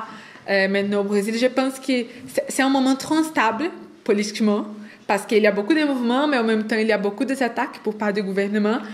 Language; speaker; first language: French; non-native, fluent; Portuguese